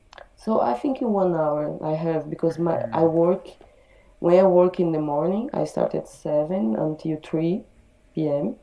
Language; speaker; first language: English; non-native, learner; Portuguese